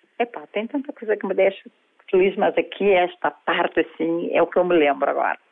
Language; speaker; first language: Portuguese; non-native, local second language; Kabuverdianu